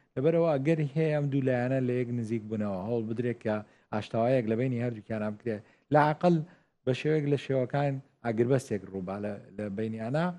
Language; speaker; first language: Central Kurdish; native; Central Kurdish